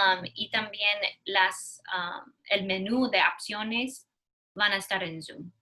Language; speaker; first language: Spanish; non-native, learner; English